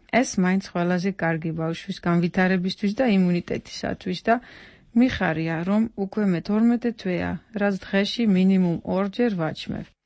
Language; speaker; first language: Georgian; non-native, fluent; Dutch